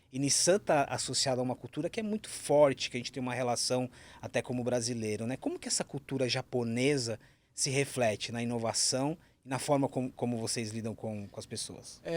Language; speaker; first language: Portuguese; native; Portuguese